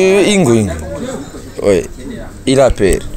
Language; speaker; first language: French; non-native, learner; Rundi